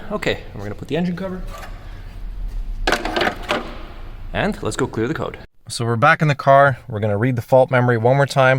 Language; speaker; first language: English; native; English